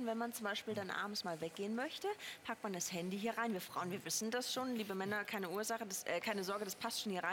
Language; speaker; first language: German; native; German